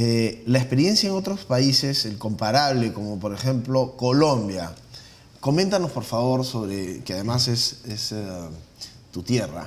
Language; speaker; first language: Spanish; native; Spanish